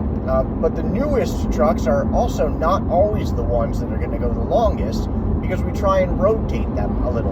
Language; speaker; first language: English; native; English